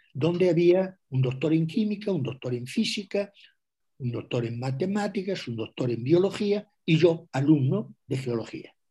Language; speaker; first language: Spanish; non-native, local second language; Galician